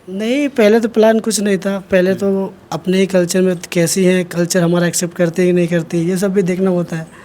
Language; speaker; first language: Hindi; native; Hindi